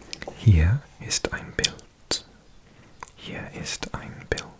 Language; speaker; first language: German; non-native, learner; English